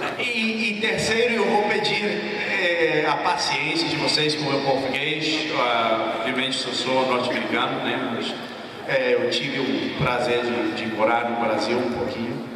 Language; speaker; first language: Portuguese; non-native, fluent; English